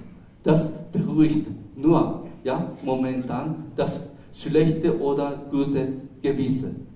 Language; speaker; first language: German; non-native, fluent; Japanese